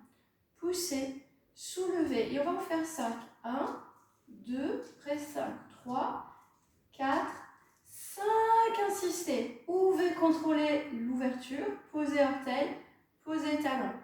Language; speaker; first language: French; native; French